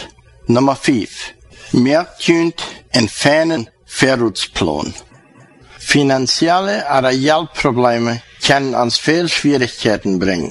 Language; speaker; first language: German; non-native, learner; Plautdietsch